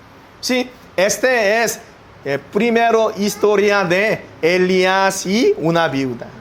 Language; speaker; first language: Spanish; non-native, learner; Korean